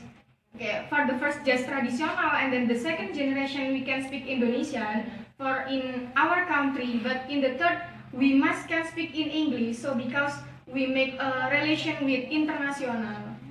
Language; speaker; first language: English; non-native, learner; Javanese